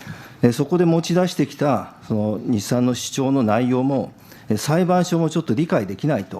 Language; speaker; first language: Japanese; native; Japanese